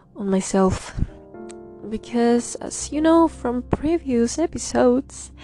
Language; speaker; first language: English; non-native, fluent; Spanish